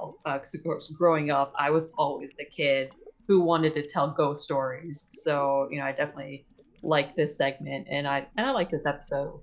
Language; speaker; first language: English; native; English